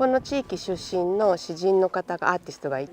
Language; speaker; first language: Japanese; native; Japanese